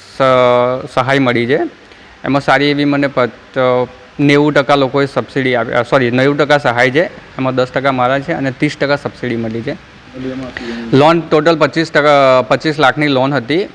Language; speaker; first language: Gujarati; non-native, local second language; Rathawi